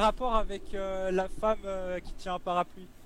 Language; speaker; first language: French; native; French